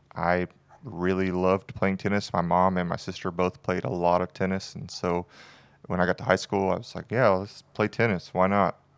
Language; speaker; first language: English; native; English